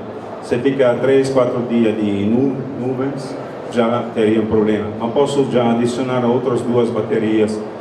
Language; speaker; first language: Portuguese; non-native, fluent; Italian